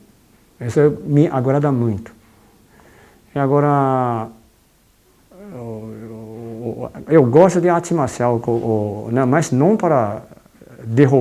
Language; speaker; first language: Portuguese; non-native, fluent; Japanese